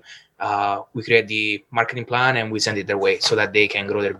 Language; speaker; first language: English; non-native, fluent; Italian